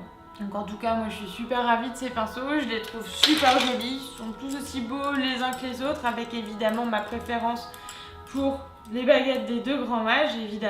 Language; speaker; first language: French; native; French